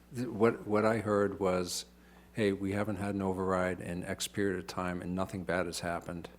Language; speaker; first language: English; native; English